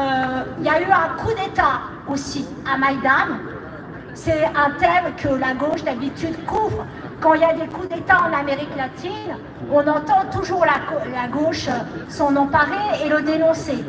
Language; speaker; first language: French; native; French